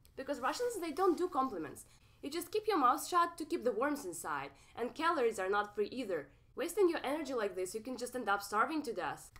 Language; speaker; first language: English; non-native, fluent; Russian